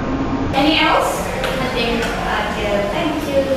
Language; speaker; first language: English; non-native, learner; Indonesian